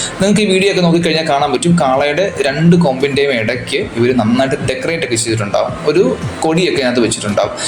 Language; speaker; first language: Malayalam; native; Malayalam